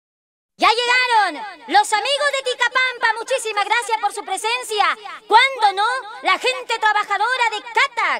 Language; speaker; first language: Spanish; native; Spanish